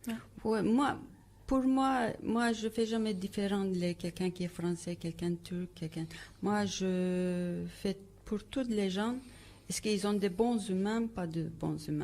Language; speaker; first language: French; non-native, learner; Turkish